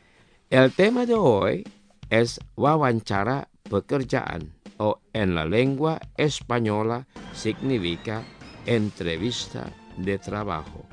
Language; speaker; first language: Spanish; non-native, fluent; Indonesian